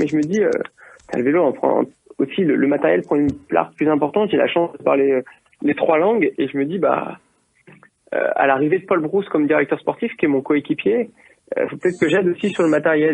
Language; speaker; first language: French; native; French